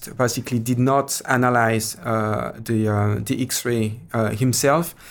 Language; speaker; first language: English; non-native, fluent; French